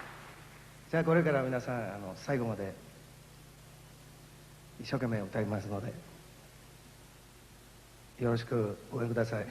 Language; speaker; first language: Japanese; non-native, learner; Spanish